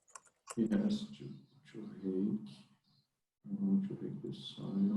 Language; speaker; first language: English; non-native, learner; Portuguese